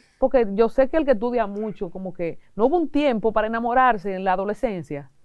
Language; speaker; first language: Spanish; native; Spanish